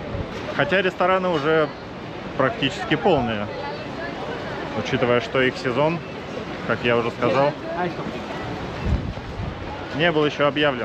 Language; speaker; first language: Russian; native; Russian